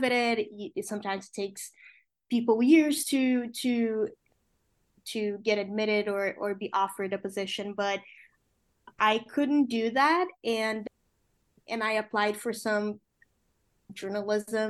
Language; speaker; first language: English; non-native, fluent; Portuguese